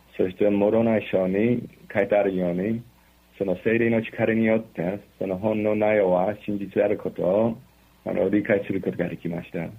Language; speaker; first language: Japanese; non-native, fluent; English